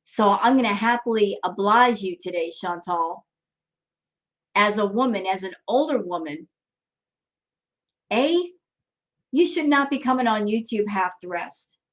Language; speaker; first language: English; native; English